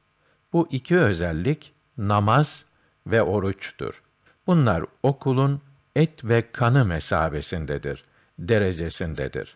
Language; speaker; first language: Turkish; native; Turkish